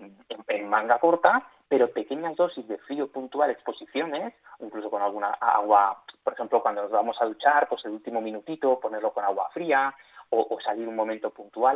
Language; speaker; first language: Spanish; native; Spanish